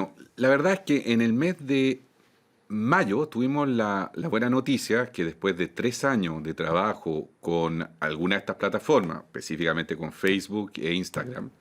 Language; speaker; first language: Spanish; native; Spanish